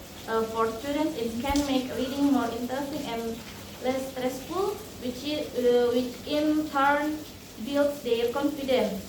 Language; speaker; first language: English; non-native, learner; Indonesian